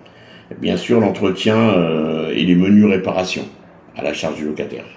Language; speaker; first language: French; native; French